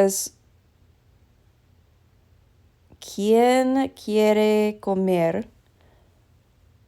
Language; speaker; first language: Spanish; non-native, learner; English